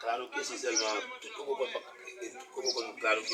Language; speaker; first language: Spanish; non-native, learner; Haitian Creole